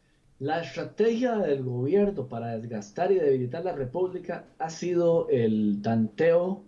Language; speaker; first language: Spanish; native; Spanish